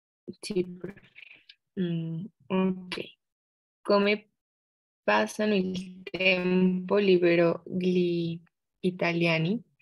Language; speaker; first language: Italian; non-native, learner; Spanish